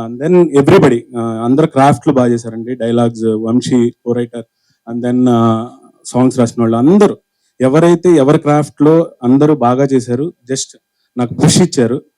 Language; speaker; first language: Telugu; native; Telugu